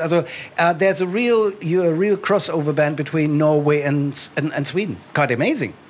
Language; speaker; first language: English; non-native, fluent; German